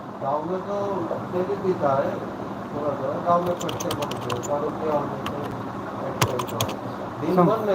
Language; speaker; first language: Hindi; non-native, local second language; Santali